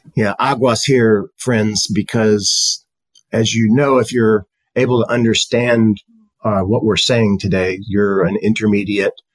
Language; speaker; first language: English; native; English